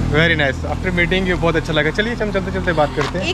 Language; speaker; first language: Hindi; native; Hindi